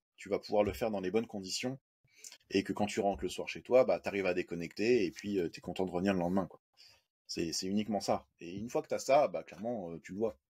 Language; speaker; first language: French; native; French